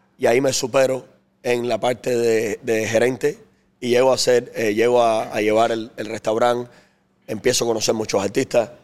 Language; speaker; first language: Spanish; native; Spanish